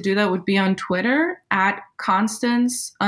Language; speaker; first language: English; non-native, fluent; Portuguese